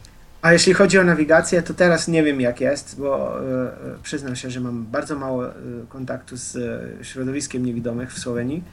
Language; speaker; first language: Polish; non-native, fluent; Slovenian